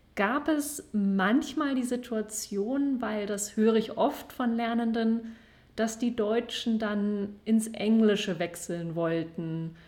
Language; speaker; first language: German; native; German